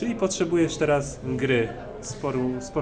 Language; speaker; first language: Polish; native; Polish